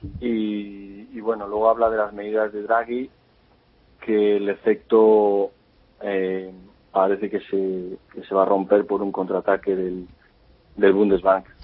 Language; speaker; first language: Spanish; native; Spanish